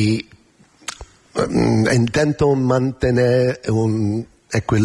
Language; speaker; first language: Spanish; non-native, learner; English